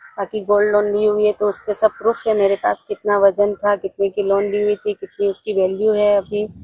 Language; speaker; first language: Hindi; non-native, local second language; Gujarati